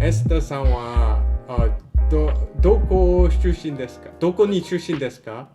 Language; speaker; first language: Japanese; non-native, learner; Korean